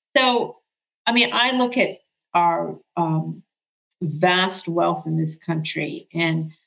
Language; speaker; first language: English; early bilingual, other home language; Arabic